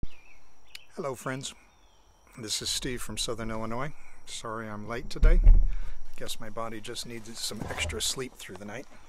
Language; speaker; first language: English; native; English